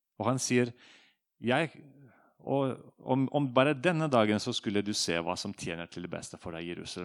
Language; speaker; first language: Norwegian; non-native, fluent; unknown